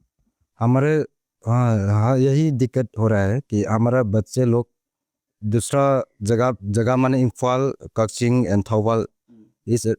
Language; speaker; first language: Hindi; non-native, local second language; Manipuri